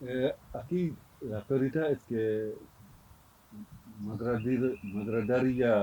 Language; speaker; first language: Catalan; non-native, learner; Fula